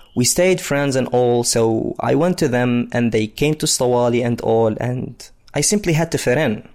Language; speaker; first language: English; non-native, fluent; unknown